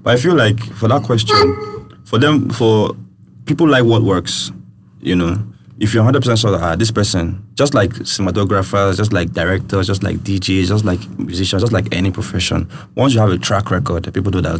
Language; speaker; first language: English; non-native, local second language; Yoruba